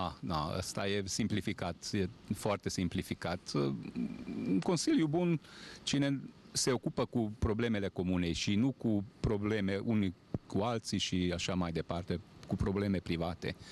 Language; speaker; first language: Romanian; non-native, local second language; Hungarian